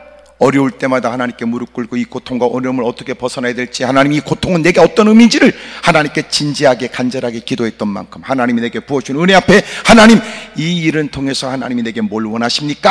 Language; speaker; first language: Korean; native; Korean